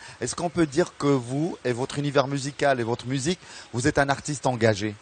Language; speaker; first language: French; non-native, local second language; Arabic